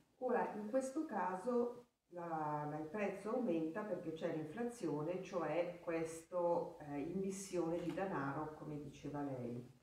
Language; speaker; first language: Italian; native; Italian